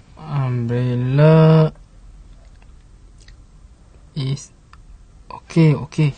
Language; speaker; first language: English; non-native, learner; Malay